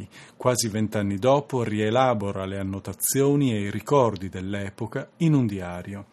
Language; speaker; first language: Italian; native; Italian